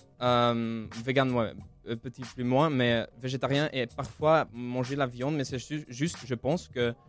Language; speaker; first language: French; non-native, local second language; Dutch